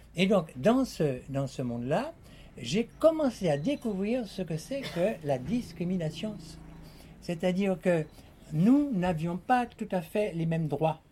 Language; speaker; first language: French; native; French